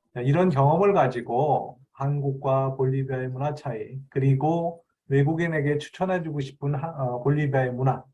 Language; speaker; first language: Korean; native; Korean